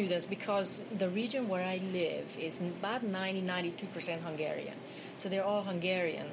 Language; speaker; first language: English; non-native, fluent; Hungarian